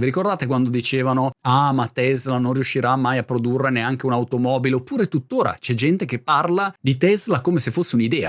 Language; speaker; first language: Italian; native; Italian